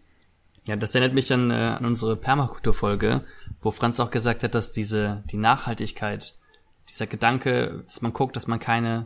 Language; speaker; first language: German; native; German